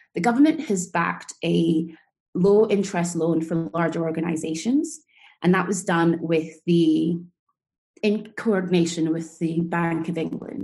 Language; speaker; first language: English; native; English